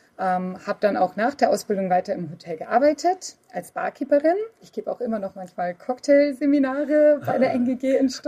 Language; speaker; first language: German; native; German